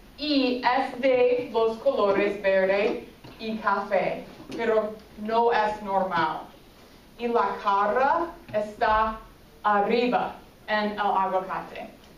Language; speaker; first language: Spanish; non-native, fluent; English